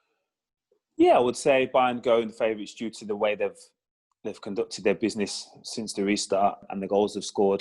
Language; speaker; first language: English; native; English